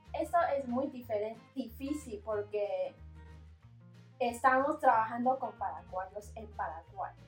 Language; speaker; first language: Spanish; non-native, learner; Chinese